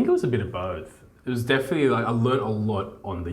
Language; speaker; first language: English; native; English